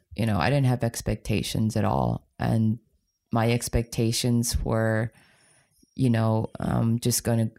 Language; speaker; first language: English; native; English